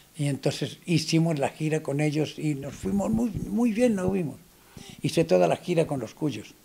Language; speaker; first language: Spanish; native; Spanish